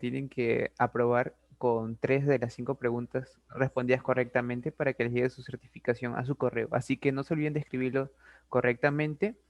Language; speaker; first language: Spanish; native; Spanish